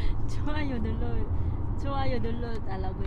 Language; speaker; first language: Korean; native; Korean